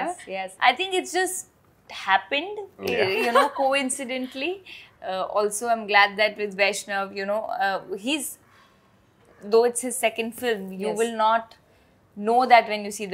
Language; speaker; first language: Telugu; non-native, fluent; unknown